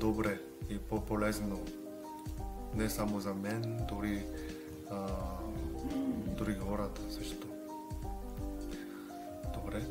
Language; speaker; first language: Bulgarian; non-native, learner; Korean